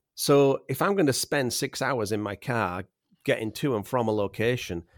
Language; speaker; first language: English; native; English